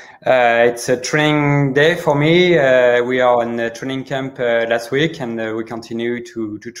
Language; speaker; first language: English; non-native, learner; French